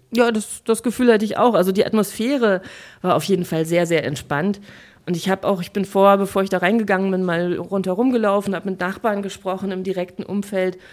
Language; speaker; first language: German; native; German